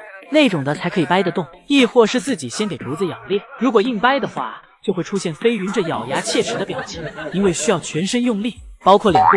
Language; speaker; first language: Chinese; native; Chinese